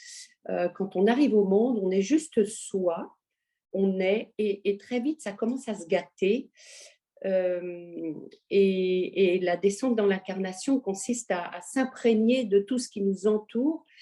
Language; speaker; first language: French; native; French